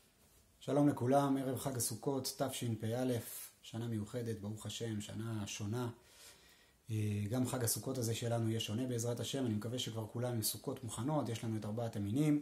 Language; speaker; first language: Hebrew; native; Hebrew